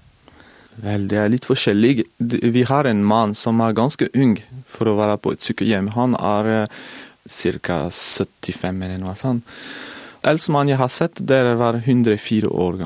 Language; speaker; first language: Norwegian; non-native, fluent; French